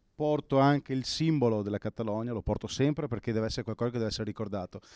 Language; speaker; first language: Italian; non-native, local second language; Venetian